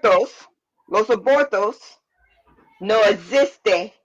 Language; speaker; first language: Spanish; non-native, learner; English